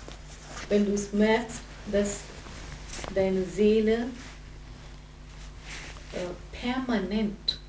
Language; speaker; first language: German; non-native, fluent; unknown